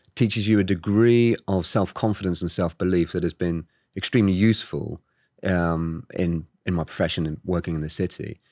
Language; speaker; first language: English; native; English